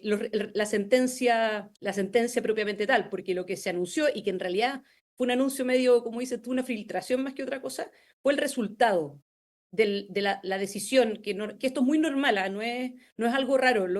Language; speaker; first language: Spanish; native; Spanish